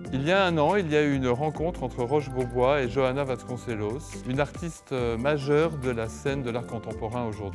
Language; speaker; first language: French; native; French